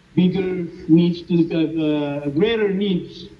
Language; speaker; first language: English; non-native, fluent; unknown